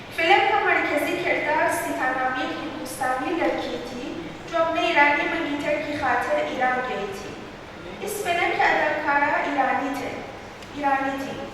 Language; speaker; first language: Urdu; non-native, fluent; Persian